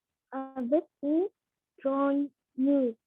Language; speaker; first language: French; non-native, learner; Arabic